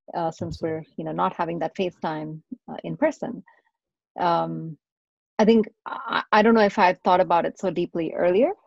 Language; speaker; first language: English; non-native, local second language; Tamil